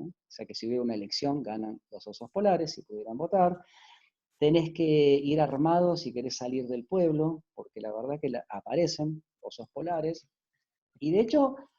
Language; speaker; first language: Spanish; native; Spanish